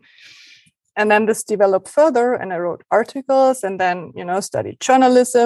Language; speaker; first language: English; non-native, fluent; German